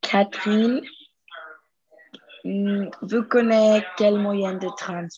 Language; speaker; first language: French; non-native, learner; Spanish